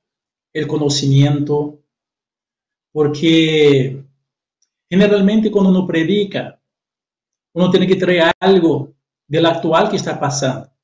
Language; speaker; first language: Spanish; non-native, fluent; Portuguese